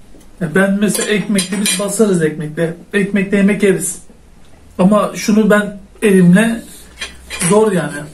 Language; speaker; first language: Turkish; native; Turkish